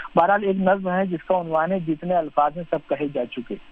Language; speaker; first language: Urdu; native; Urdu